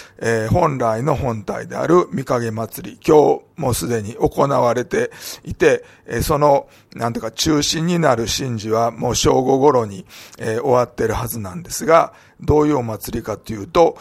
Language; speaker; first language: Japanese; native; Japanese